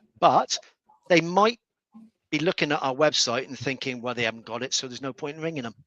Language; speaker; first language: English; native; English